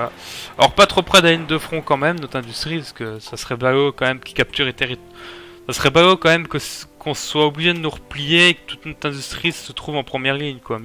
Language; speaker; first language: French; native; French